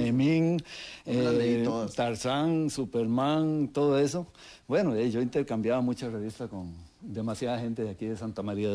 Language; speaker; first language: Spanish; native; Spanish